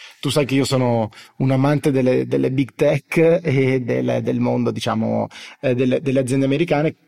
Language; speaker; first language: Italian; native; Italian